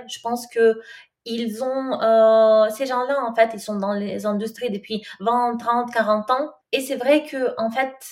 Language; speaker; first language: French; non-native, fluent; Russian